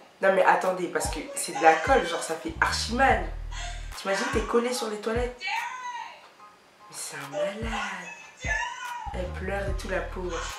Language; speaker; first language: French; native; French